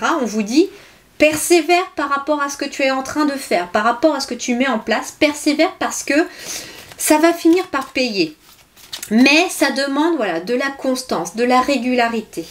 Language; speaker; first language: French; native; French